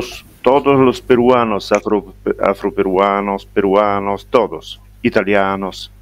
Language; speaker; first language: Spanish; non-native, fluent; Italian